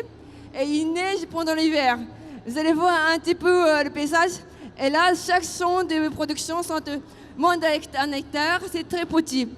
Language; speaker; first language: French; non-native, fluent; Japanese